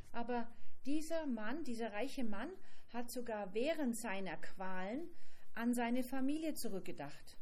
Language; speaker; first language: German; native; German